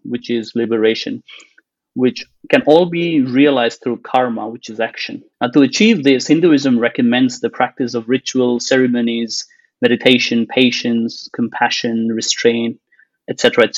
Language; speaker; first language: English; non-native, local second language; Bangla